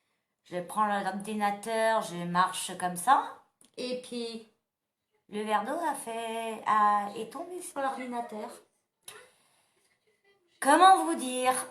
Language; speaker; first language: French; native; French